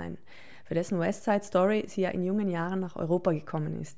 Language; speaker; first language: German; native; German